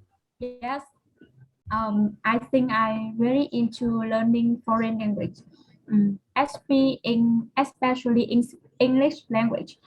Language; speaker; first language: English; non-native, learner; Vietnamese